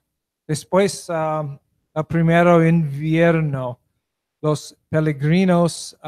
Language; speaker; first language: Spanish; non-native, learner; English